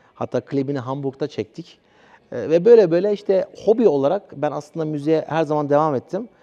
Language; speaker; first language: Turkish; early bilingual, heritage; Turkish